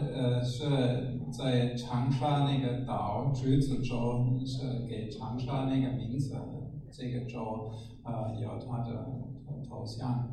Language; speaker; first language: Chinese; non-native, fluent; German